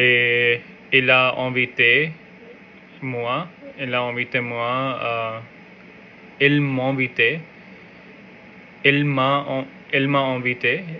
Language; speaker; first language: French; non-native, learner; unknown